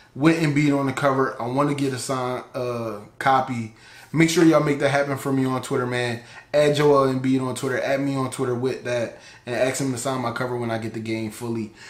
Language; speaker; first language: English; native; English